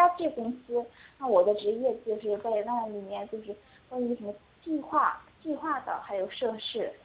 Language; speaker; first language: Chinese; non-native, learner; Korean